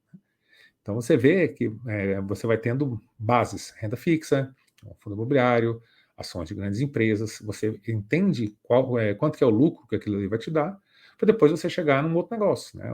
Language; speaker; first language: Portuguese; native; Portuguese